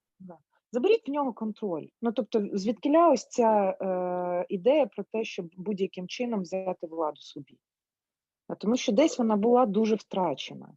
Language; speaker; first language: Ukrainian; non-native, local second language; Russian